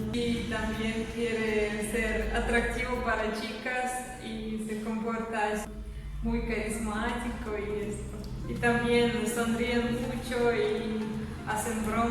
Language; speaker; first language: Spanish; non-native, fluent; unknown